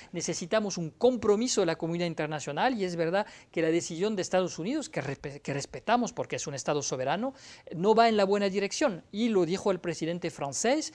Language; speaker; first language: Spanish; non-native, fluent; French